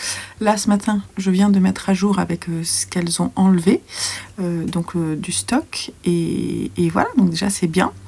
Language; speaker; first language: French; native; French